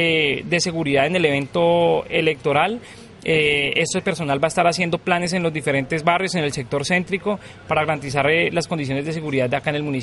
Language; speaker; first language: Spanish; native; Spanish